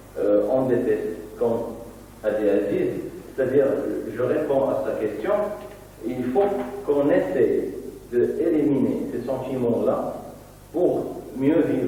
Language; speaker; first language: French; non-native, local second language; Arabic